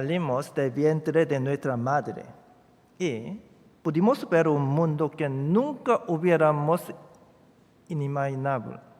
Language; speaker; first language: Spanish; non-native, fluent; Korean